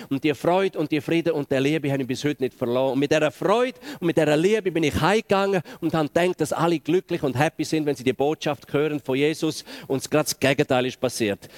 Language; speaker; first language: German; native; German